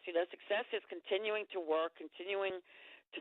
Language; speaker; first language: English; native; English